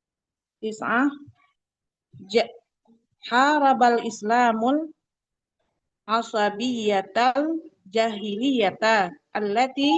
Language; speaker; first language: Arabic; non-native, learner; Indonesian